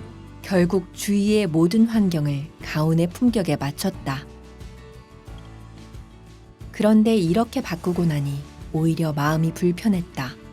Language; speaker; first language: Korean; native; Korean